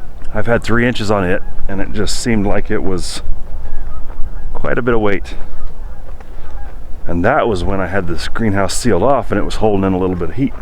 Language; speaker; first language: English; native; English